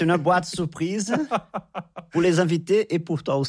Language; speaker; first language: French; non-native, fluent; Portuguese